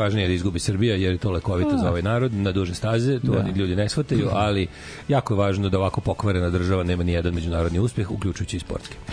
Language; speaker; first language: Serbian; native; Serbian